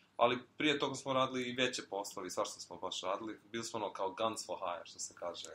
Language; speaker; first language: Serbian; early bilingual, heritage; Serbian